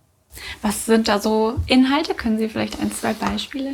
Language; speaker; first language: German; native; German